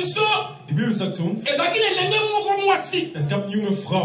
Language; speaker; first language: German; non-native, learner; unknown